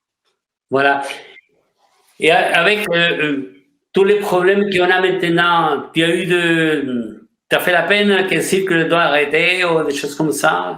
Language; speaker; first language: French; non-native, fluent; Spanish